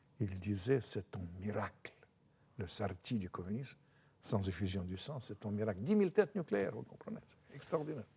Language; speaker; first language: French; non-native, fluent; Russian